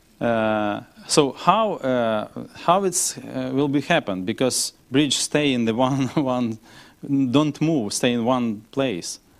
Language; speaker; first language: English; non-native, learner; Ukrainian